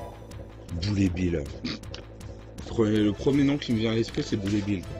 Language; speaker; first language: French; native; French